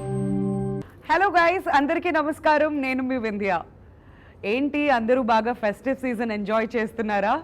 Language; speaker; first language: Telugu; native; Telugu